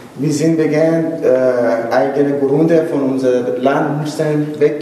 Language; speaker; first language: German; non-native, learner; Persian